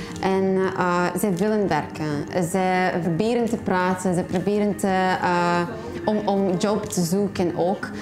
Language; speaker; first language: Dutch; non-native, learner; Ukrainian